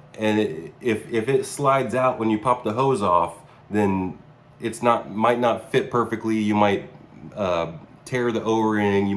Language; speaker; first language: English; native; English